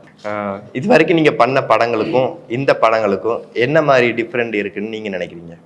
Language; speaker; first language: Tamil; native; Tamil